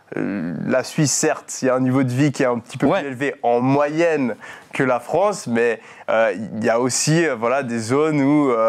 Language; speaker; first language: French; native; French